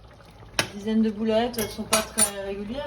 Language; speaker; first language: French; native; French